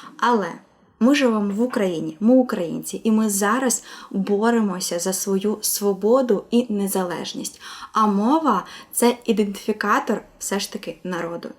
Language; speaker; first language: Ukrainian; non-native, local second language; Russian